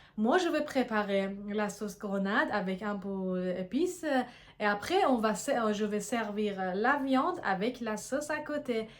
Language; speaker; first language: French; non-native, fluent; Persian